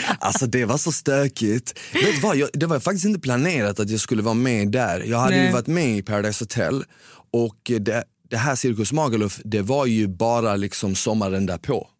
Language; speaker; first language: Swedish; early bilingual, other home language; Bosnian